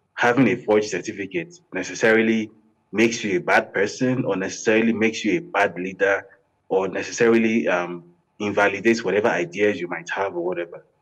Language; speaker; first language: English; non-native, local second language; Yoruba